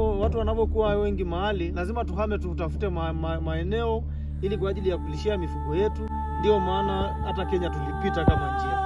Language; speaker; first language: Swahili; non-native, local second language; Masai